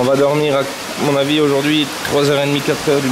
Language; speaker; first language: French; native; French